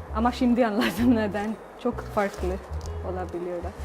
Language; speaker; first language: Turkish; non-native, learner; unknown